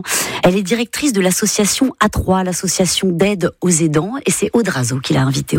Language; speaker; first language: French; native; French